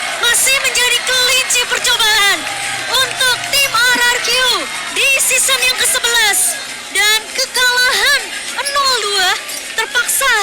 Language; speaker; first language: Indonesian; native; Indonesian